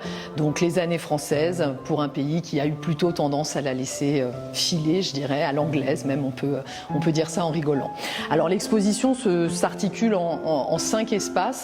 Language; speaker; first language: French; native; French